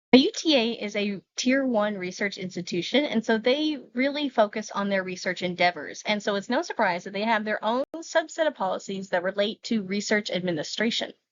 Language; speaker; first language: English; native; English